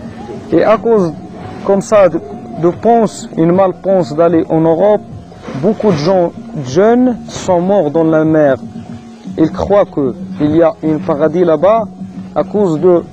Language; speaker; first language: French; non-native, learner; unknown